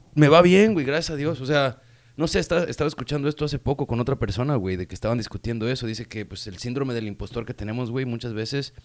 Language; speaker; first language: Spanish; native; Spanish